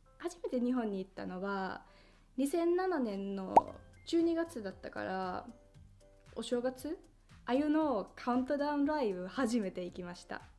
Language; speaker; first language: Japanese; non-native, fluent; Finnish